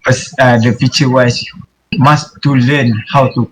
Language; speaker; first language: English; non-native, learner; Malay